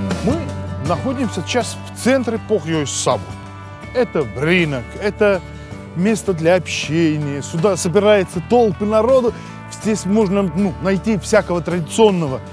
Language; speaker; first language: Russian; non-native, fluent; Finnish